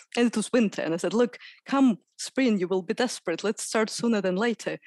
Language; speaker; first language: English; non-native, fluent; Russian